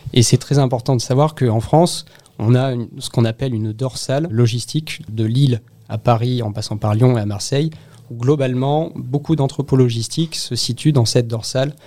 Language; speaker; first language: French; native; French